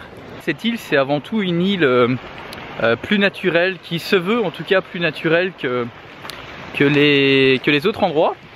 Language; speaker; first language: French; native; French